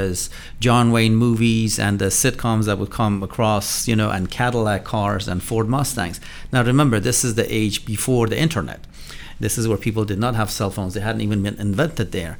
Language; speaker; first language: English; non-native, fluent; Persian